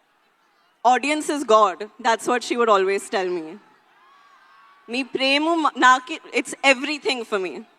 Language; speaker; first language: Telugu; non-native, learner; Hindi